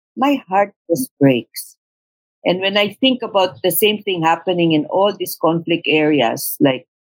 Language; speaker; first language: English; non-native, local second language; Tausug